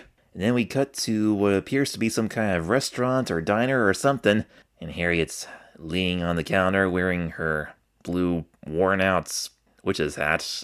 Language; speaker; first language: English; native; English